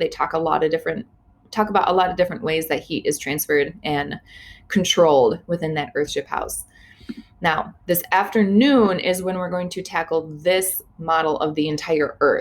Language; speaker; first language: English; native; English